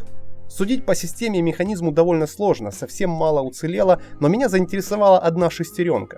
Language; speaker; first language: Russian; native; Russian